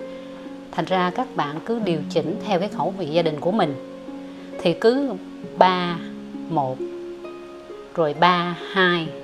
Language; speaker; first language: Vietnamese; native; Vietnamese